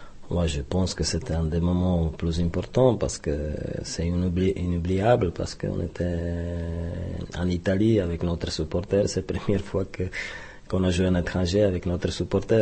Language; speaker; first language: French; non-native, fluent; Czech